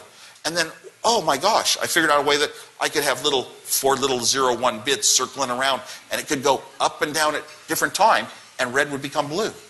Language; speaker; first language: English; native; English